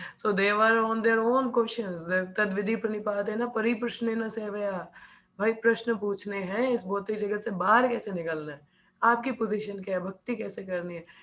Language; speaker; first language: Hindi; non-native, local second language; Punjabi